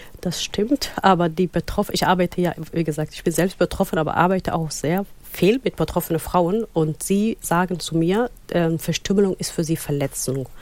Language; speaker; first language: German; non-native, fluent; Somali